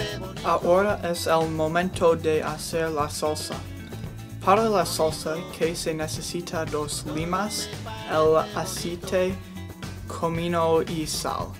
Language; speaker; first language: Spanish; non-native, learner; English